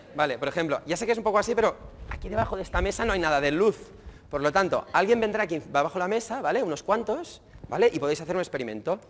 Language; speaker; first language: Spanish; native; Spanish